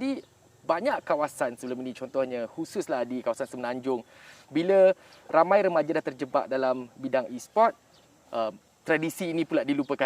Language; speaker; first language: Malay; native; Malay